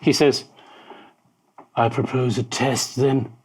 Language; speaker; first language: English; native; English